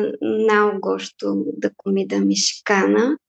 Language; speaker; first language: Portuguese; non-native, fluent; Bulgarian